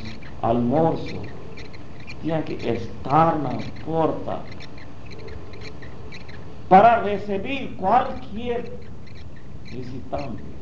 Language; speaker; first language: Portuguese; non-native, learner; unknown